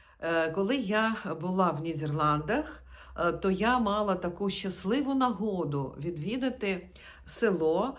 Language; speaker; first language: Ukrainian; non-native, local second language; Russian